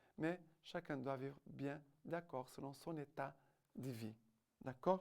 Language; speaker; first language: French; non-native, fluent; Portuguese